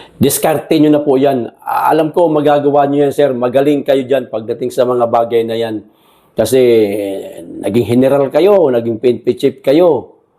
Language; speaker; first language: Filipino; non-native, local second language; Cebuano